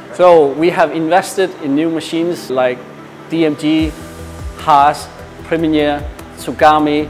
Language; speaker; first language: English; non-native, fluent; Danish